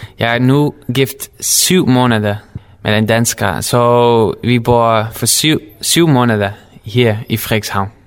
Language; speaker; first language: Danish; non-native, learner; Dutch